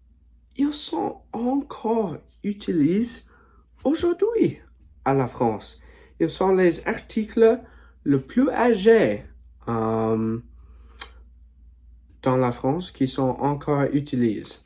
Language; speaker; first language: French; non-native, learner; English